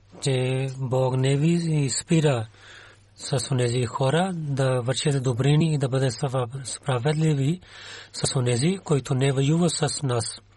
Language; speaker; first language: Bulgarian; non-native, learner; Urdu